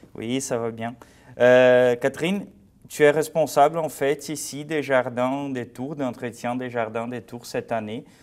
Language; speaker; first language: French; non-native, fluent; Portuguese